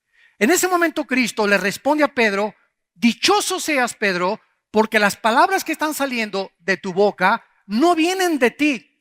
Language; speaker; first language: Spanish; native; Spanish